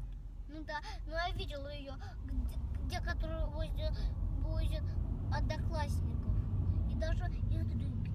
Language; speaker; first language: Russian; early bilingual, heritage; Russian